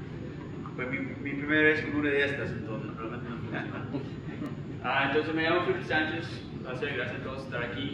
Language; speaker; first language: Spanish; non-native, fluent; English